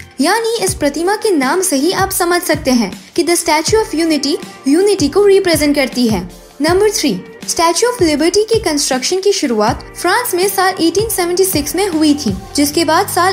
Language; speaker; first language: Hindi; native; Hindi